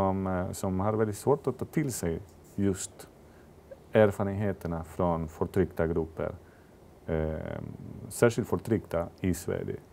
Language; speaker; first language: Swedish; non-native, fluent; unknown